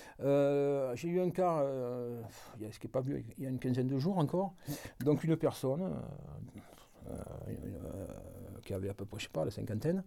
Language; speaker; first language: French; native; French